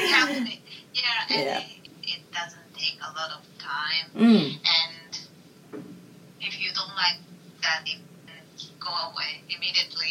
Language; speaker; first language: English; non-native, learner; Japanese